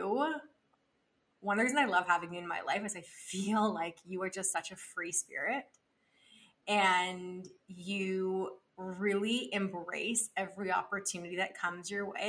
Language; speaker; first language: English; native; English